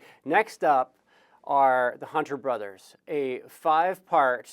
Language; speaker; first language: English; native; English